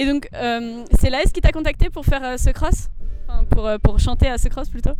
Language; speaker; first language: French; native; French